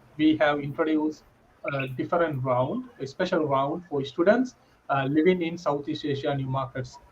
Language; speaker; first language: English; non-native, local second language; Sinhala